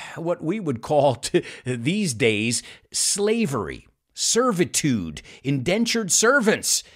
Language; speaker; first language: English; native; English